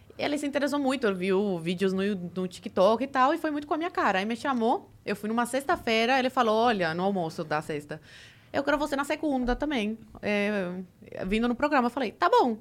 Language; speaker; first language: Portuguese; early bilingual, other home language; Spanish